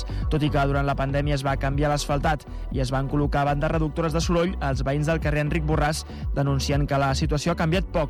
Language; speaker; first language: Catalan; native; Catalan